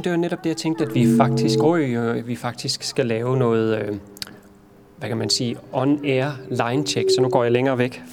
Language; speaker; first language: Danish; native; Danish